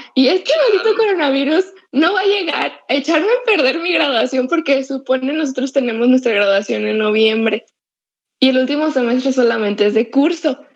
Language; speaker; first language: Spanish; native; Spanish